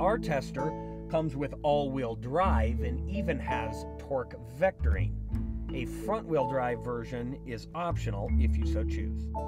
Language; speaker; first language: English; native; English